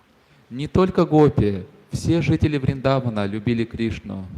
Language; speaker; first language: Russian; native; Russian